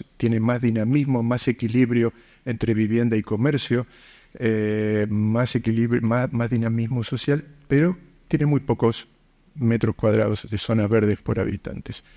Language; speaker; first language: Spanish; native; Spanish